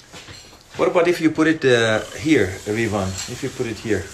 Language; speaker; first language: English; non-native, learner; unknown